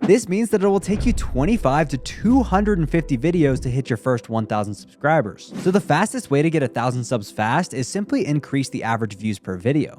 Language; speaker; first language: English; native; English